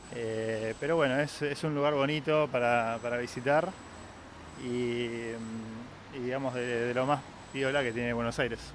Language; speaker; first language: Spanish; native; Spanish